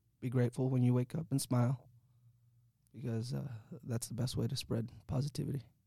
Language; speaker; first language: English; early bilingual, other home language; Spanish